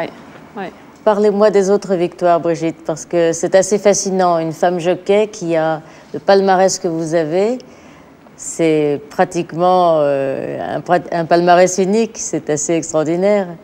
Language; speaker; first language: French; native; French